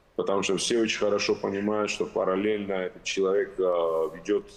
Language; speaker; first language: Russian; non-native, local second language; Georgian